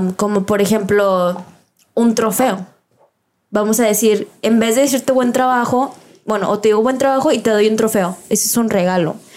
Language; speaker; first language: Spanish; early bilingual, heritage; Spanish